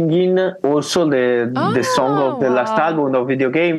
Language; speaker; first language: English; non-native, learner; Italian